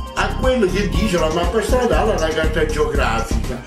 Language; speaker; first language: Italian; native; Italian